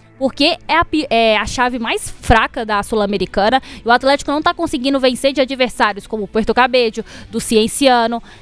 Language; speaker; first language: Portuguese; native; Portuguese